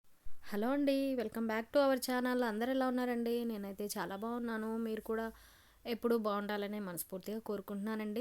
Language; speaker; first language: Telugu; native; Telugu